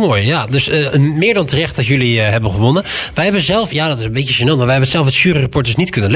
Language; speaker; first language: Dutch; native; Dutch